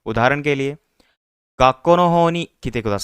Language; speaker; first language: Japanese; non-native, fluent; Hindi